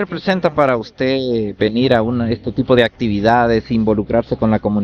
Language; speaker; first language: Spanish; native; Spanish